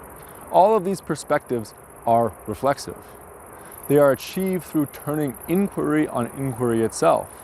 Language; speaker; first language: English; native; English